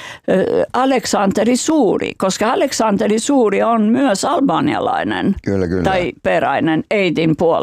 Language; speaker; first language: Finnish; non-native, fluent; Albanian